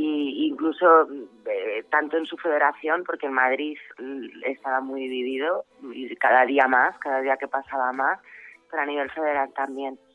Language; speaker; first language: Spanish; native; Spanish